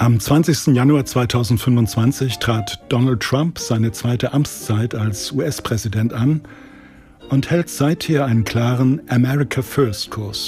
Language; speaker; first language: German; native; German